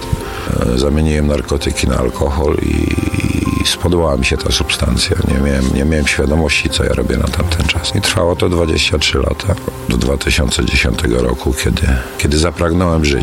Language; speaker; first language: Polish; native; Polish